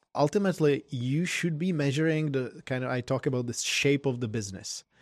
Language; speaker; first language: English; non-native, fluent; Czech